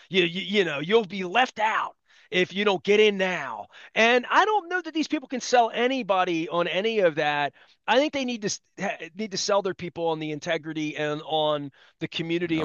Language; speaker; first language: English; native; English